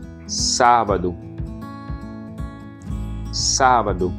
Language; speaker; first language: Spanish; non-native, fluent; Wolof